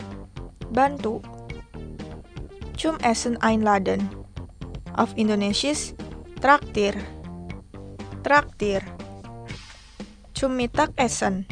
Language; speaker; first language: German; non-native, fluent; Indonesian